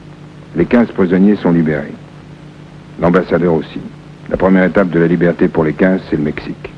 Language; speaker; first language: French; native; French